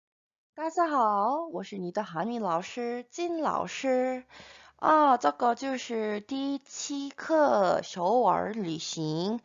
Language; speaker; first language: Chinese; non-native, fluent; Korean